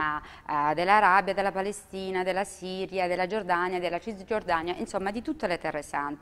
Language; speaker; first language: Italian; native; Italian